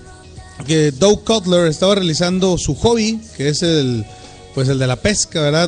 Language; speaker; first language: Spanish; native; Spanish